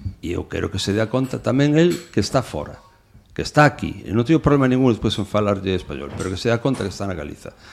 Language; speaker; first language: Galician; non-native, local second language; Spanish